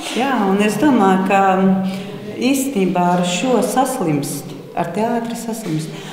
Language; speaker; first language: Latvian; native; Latvian